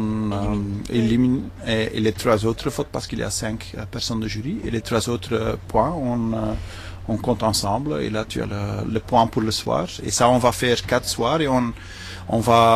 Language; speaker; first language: French; non-native, local second language; Dutch